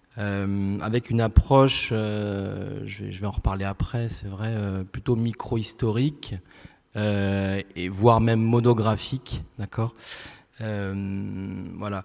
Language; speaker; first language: French; native; French